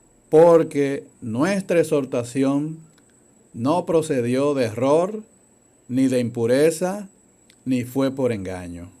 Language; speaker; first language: Spanish; native; Spanish